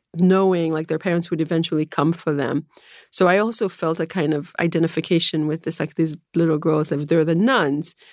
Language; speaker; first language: English; early bilingual, other home language; Haitian Creole